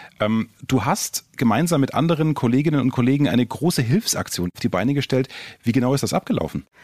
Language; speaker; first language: German; native; German